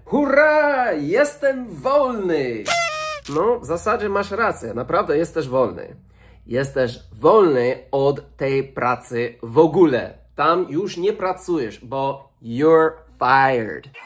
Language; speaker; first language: Polish; non-native, fluent; English